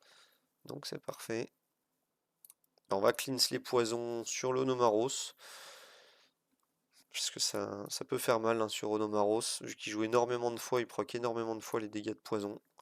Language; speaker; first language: French; native; French